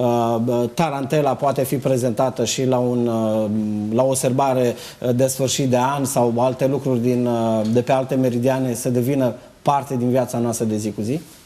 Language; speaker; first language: Romanian; native; Romanian